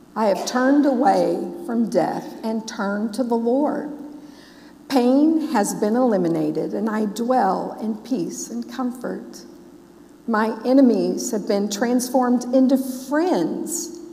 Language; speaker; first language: English; native; English